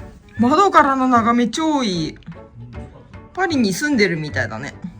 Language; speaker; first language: Japanese; native; Japanese